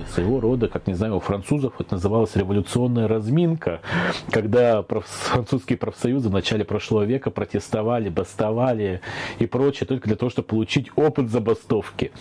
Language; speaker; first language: Russian; native; Russian